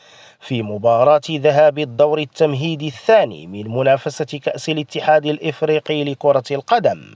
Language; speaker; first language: Arabic; native; Arabic